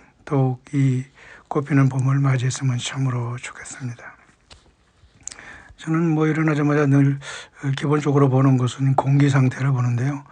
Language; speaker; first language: Korean; native; Korean